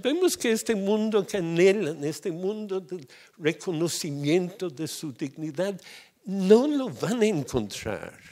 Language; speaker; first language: Spanish; non-native, fluent; English